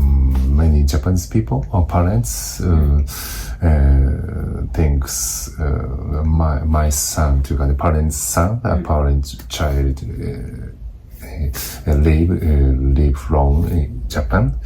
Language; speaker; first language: English; non-native, learner; Japanese